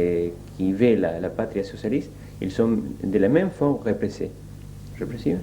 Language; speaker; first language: French; non-native, learner; Spanish